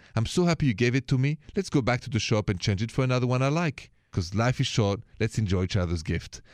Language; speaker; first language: English; non-native, fluent; French